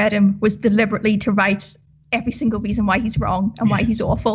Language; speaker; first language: English; native; English